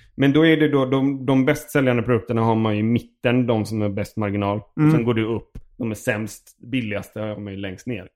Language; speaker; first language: Swedish; early bilingual, heritage; Swedish